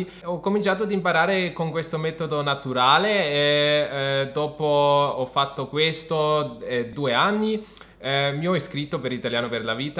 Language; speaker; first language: Italian; non-native, fluent; German